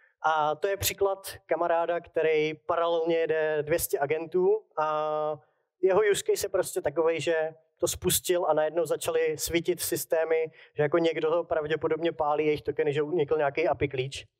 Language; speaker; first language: Czech; native; Czech